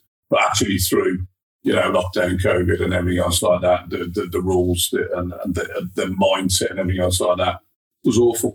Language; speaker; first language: English; native; English